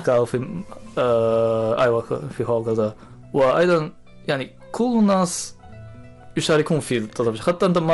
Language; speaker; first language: Arabic; non-native, learner; Japanese